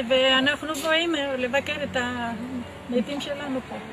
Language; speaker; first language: Hebrew; non-native, fluent; Ladino